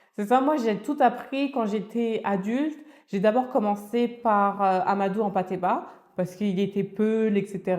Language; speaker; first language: French; early bilingual, other home language; Wolof